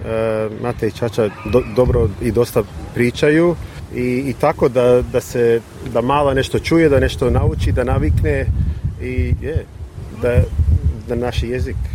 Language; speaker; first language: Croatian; early bilingual, heritage; English